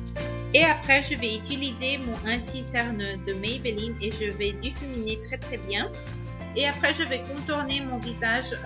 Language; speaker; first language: French; non-native, fluent; Spanish